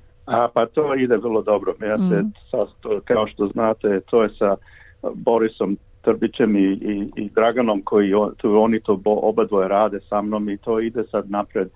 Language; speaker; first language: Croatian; early bilingual, heritage; Serbian